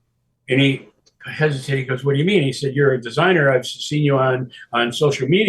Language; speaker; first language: English; native; English